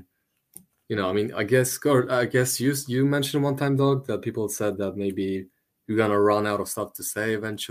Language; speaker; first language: English; non-native, fluent; Romanian